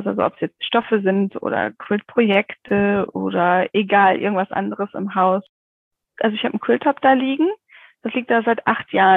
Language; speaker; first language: German; native; German